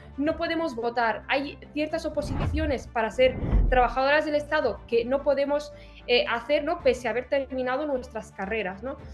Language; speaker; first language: Spanish; early bilingual, other home language; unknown